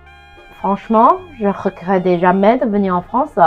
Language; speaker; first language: French; non-native, fluent; Chinese